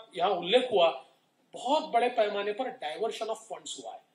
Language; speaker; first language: Hindi; non-native, local second language; Marathi